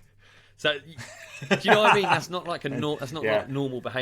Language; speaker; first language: English; native; English